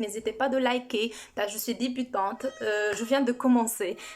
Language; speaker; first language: French; non-native, local second language; Arabic